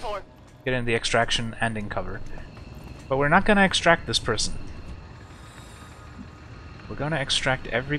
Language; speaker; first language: English; native; English